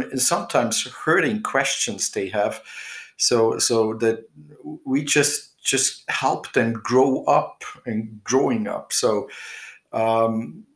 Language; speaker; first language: English; non-native, fluent; German